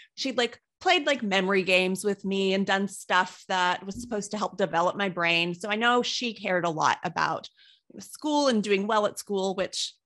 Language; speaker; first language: English; native; English